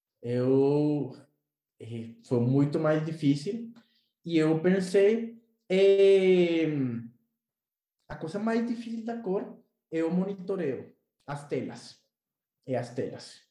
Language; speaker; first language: Portuguese; non-native, learner; Spanish